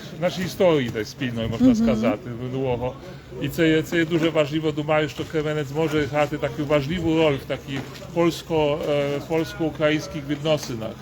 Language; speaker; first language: Ukrainian; non-native, learner; Polish